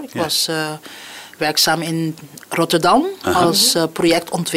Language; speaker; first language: Dutch; non-native, local second language; Papiamento